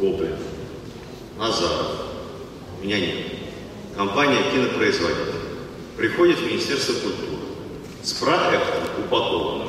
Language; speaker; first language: Russian; native; Russian